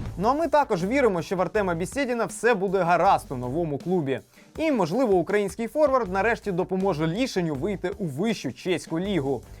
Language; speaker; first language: Ukrainian; native; Ukrainian